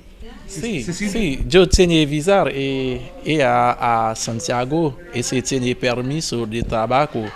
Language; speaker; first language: Spanish; non-native, learner; Haitian Creole